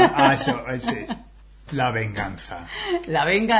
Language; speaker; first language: Spanish; non-native, fluent; English